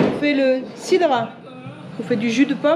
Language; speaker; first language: French; native; French